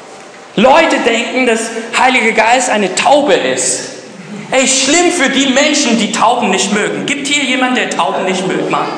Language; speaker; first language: German; early bilingual, other home language; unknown